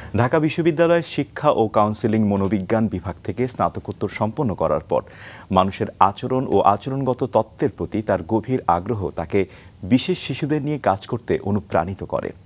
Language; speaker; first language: Bangla; native; Bangla